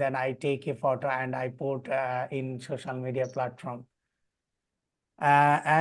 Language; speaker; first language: English; non-native, learner; Bangla